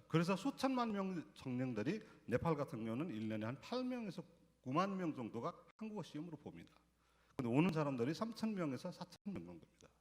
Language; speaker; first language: Korean; non-native, fluent; Nepali